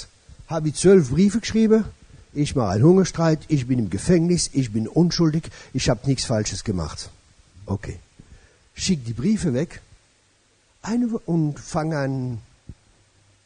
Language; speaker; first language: German; non-native, fluent; French